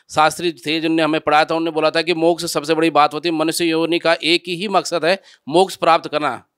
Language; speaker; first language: Hindi; native; Hindi